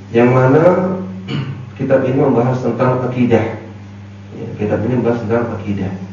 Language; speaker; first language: Indonesian; native; Indonesian